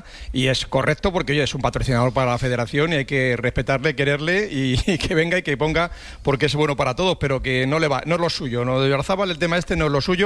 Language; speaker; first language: Spanish; native; Spanish